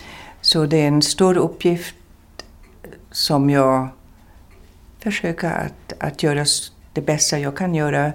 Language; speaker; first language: Swedish; non-native, fluent; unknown